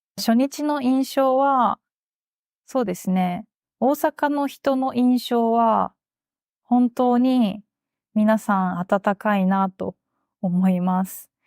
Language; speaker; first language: Japanese; native; Japanese